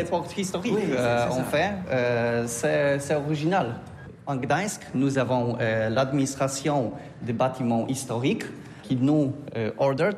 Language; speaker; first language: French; non-native, learner; Polish